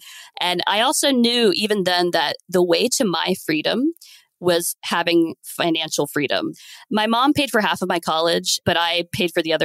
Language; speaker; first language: English; native; English